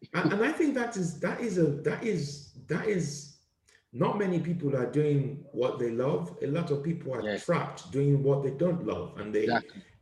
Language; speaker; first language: English; non-native, fluent; Italian